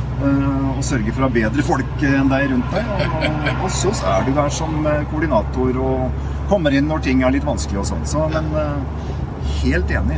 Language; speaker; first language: Norwegian; native; Norwegian